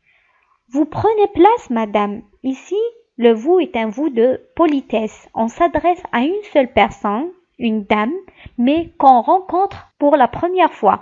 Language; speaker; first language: French; non-native, local second language; Arabic